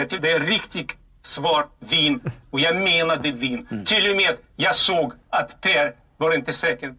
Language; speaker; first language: Swedish; non-native, fluent; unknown